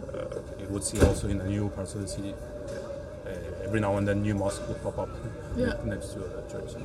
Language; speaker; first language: English; non-native, fluent; Russian